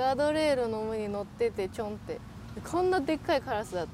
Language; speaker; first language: Japanese; non-native, learner; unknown